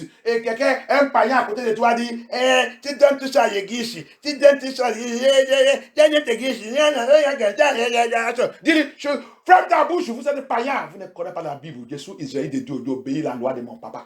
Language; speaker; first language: French; non-native, learner; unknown